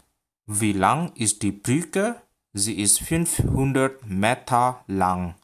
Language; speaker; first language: German; non-native, fluent; Indonesian